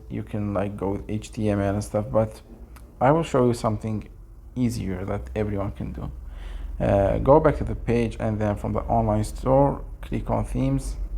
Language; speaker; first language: English; non-native, fluent; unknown